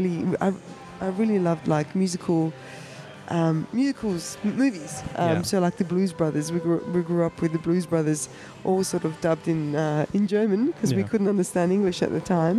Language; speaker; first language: English; early bilingual, other home language; German